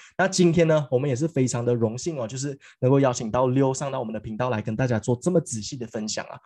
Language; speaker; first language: Chinese; native; Chinese